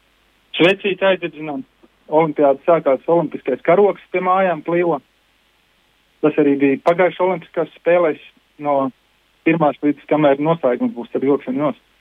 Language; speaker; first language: Latvian; native; Latvian